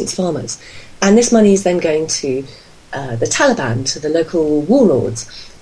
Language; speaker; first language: English; native; English